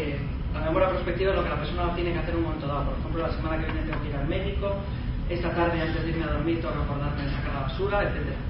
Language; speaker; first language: Spanish; native; Spanish